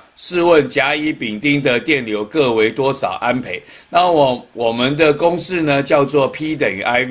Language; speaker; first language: Chinese; native; Chinese